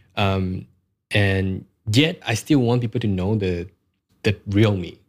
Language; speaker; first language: English; non-native, local second language; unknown